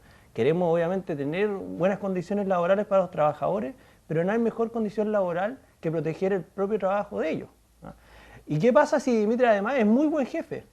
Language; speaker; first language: Spanish; native; Spanish